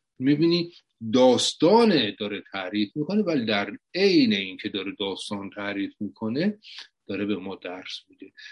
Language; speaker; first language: Persian; native; Persian